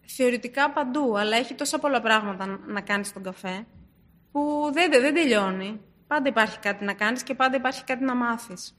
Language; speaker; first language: Greek; early bilingual, other home language; Turkish